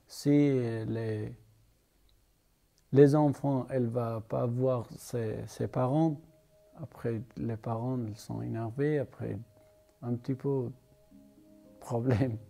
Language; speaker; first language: French; non-native, learner; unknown